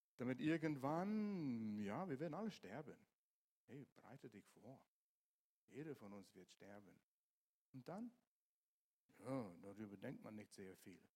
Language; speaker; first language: German; non-native, fluent; English